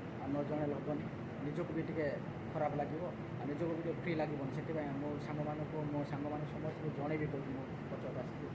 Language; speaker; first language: Odia; non-native, local second language; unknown